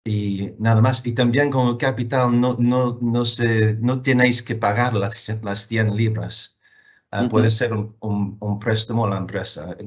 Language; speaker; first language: Spanish; non-native, fluent; English